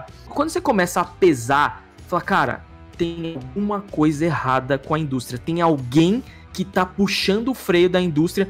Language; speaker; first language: Portuguese; native; Portuguese